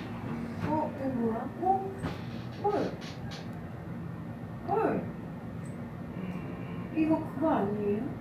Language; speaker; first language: Korean; non-native, learner; Filipino